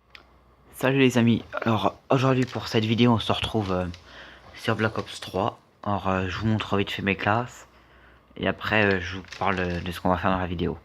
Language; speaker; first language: French; native; French